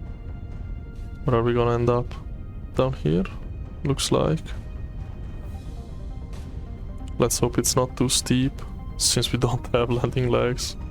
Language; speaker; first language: English; non-native, fluent; Italian